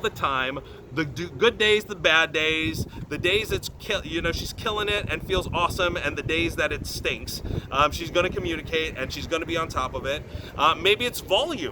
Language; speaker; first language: English; native; English